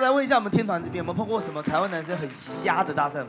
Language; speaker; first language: Chinese; native; Chinese